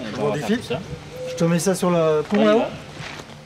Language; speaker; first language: French; native; French